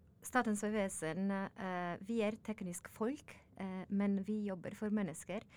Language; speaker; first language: Norwegian; non-native, learner; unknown